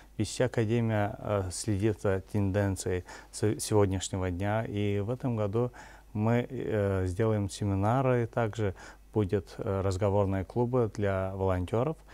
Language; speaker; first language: Russian; non-native, local second language; Azerbaijani